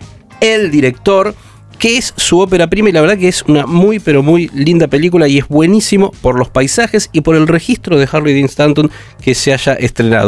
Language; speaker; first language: Spanish; native; Spanish